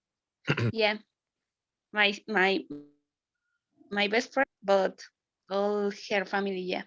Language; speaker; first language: English; non-native, learner; Spanish